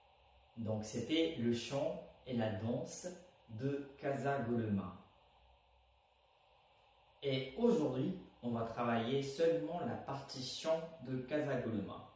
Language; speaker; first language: French; non-native, fluent; Japanese